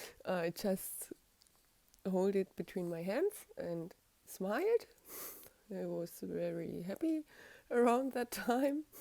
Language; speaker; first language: English; non-native, fluent; German